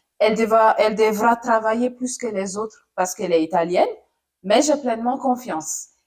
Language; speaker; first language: French; non-native, fluent; Italian